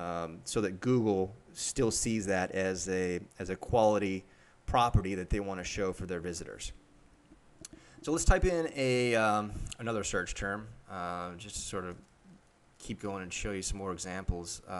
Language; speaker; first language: English; native; English